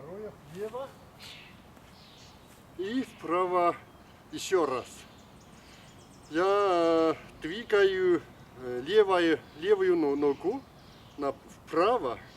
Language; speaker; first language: Russian; non-native, learner; Chinese